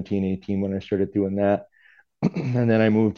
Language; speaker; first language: English; native; English